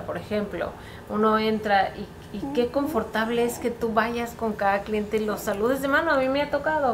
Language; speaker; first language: Spanish; native; Spanish